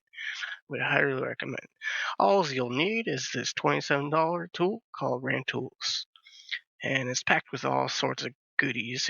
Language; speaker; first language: English; native; English